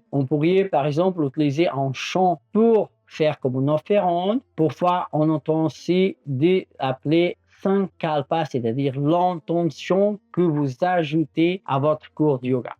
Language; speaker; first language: French; non-native, fluent; Portuguese